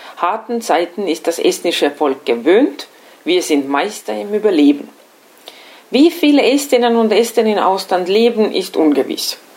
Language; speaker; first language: German; non-native, fluent; Estonian